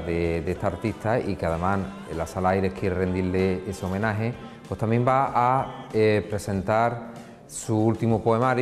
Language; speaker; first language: Spanish; native; Spanish